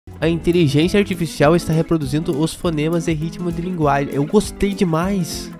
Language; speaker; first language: Portuguese; native; Portuguese